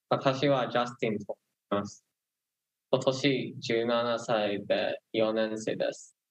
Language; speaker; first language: Japanese; non-native, learner; English